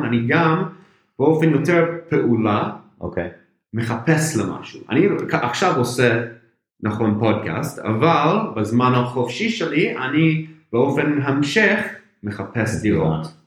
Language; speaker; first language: Hebrew; non-native, fluent; English